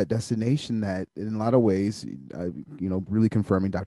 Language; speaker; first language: English; native; English